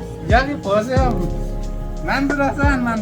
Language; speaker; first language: Korean; non-native, learner; Nepali